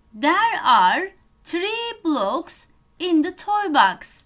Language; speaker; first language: English; non-native, fluent; Turkish